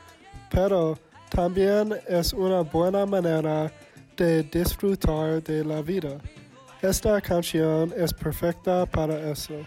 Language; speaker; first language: Spanish; non-native, learner; English